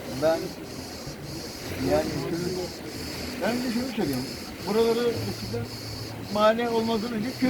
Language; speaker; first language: Turkish; native; Turkish